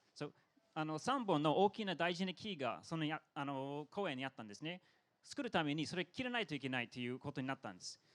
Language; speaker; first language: Japanese; non-native, fluent; English